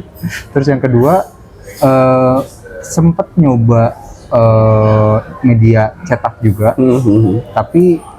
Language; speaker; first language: Indonesian; native; Indonesian